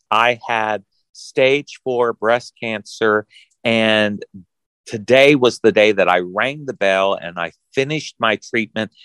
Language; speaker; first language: English; native; English